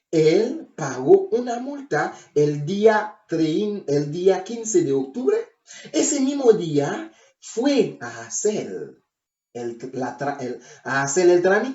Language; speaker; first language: Spanish; non-native, learner; Haitian Creole